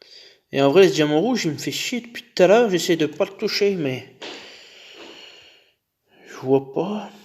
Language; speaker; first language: French; native; French